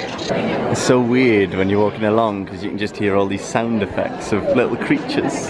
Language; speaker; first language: English; native; English